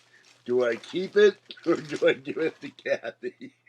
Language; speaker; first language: English; native; English